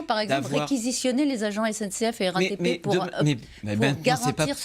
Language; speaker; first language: French; native; French